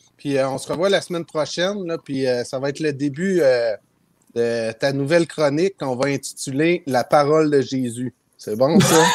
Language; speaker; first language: French; native; French